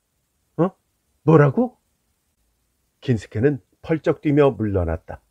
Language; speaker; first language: Korean; native; Korean